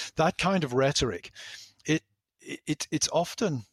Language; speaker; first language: English; native; English